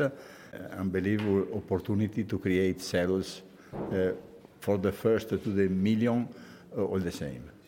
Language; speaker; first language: English; non-native, fluent; Italian